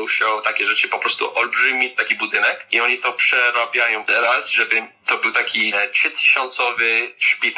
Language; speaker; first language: Polish; early bilingual, heritage; Polish